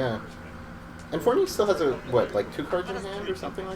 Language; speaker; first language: English; native; English